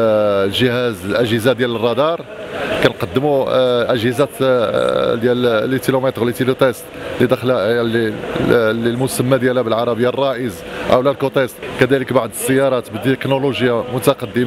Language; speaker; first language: Arabic; native; Arabic